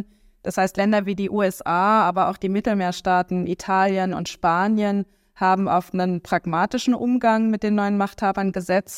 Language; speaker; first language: German; native; German